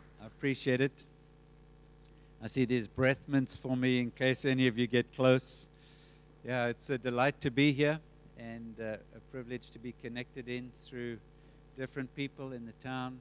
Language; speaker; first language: English; native; English